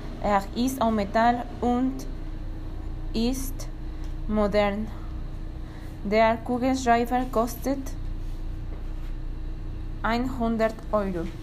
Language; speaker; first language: German; non-native, learner; Spanish